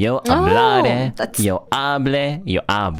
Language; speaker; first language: Spanish; non-native, learner; English